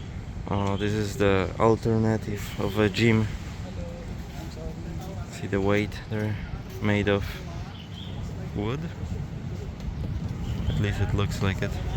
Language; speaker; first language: English; non-native, fluent; Polish